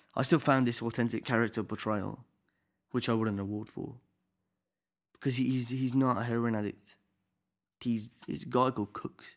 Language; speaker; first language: English; native; English